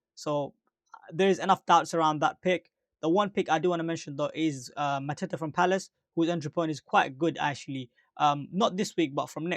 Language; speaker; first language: English; native; English